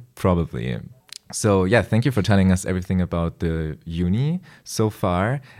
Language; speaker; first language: English; non-native, fluent; German